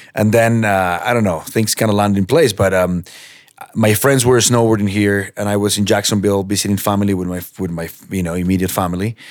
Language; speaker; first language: English; non-native, fluent; Spanish